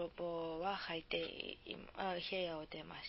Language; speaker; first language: Japanese; non-native, learner; Serbian